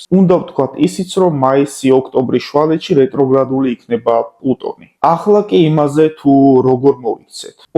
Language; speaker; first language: Georgian; native; Georgian